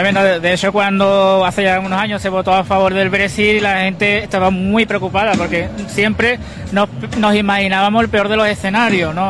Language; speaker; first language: Spanish; native; Spanish